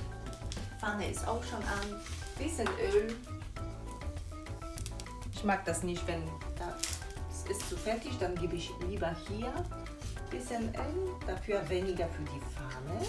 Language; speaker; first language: German; non-native, fluent; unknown